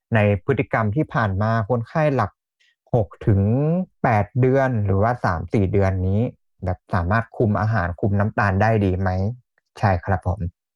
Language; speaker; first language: Thai; native; Thai